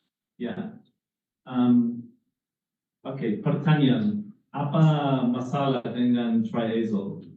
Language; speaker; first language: Indonesian; non-native, learner; English